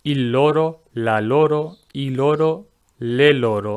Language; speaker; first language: Italian; non-native, fluent; English